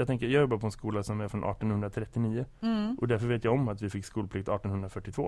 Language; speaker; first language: Swedish; native; Swedish